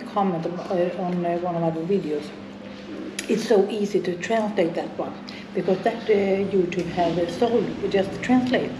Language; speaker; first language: English; non-native, fluent; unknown